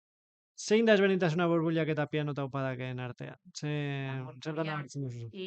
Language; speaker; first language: Basque; native; Basque